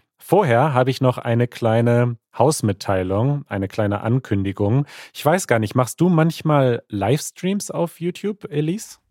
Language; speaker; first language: German; native; German